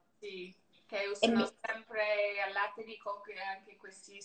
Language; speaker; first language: Italian; non-native, learner; English